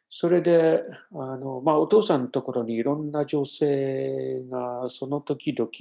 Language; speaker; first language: Japanese; non-native, fluent; English